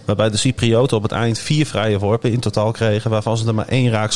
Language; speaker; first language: Dutch; native; Dutch